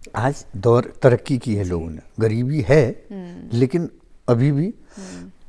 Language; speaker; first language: Hindi; native; Hindi